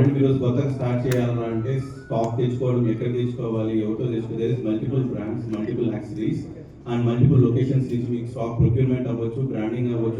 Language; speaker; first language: Telugu; native; Telugu